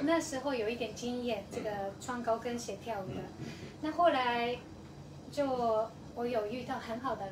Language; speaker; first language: Chinese; non-native, fluent; Japanese